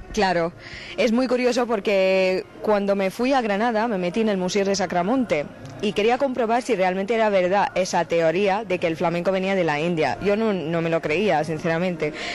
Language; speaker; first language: Spanish; non-native, fluent; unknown